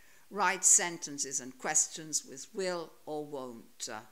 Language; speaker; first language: English; non-native, fluent; Italian